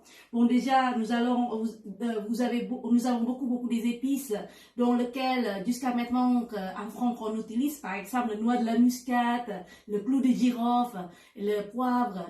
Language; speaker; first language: French; non-native, fluent; Indonesian